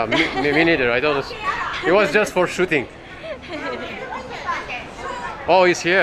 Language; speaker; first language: English; non-native, fluent; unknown